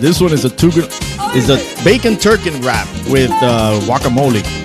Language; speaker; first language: English; native; English